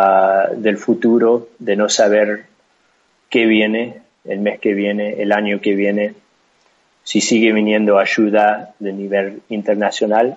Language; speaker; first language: Spanish; non-native, fluent; English